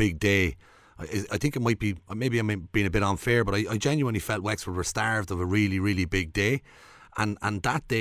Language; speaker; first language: English; native; English